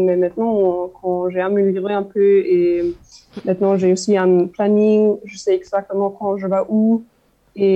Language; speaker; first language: French; non-native, fluent; German